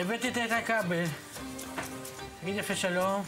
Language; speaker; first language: Hebrew; native; Hebrew